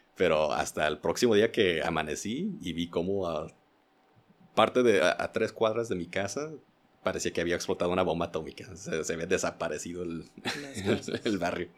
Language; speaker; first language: Spanish; early bilingual, heritage; Spanish